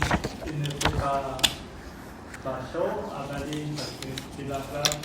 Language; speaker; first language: French; non-native, learner; Khmer